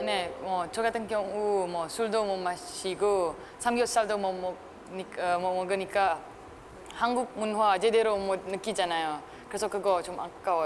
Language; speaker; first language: Korean; non-native, fluent; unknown